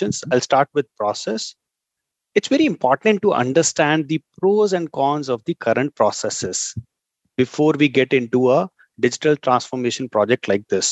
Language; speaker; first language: English; non-native, local second language; Hindi